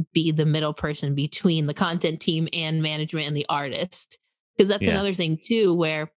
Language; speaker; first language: English; native; English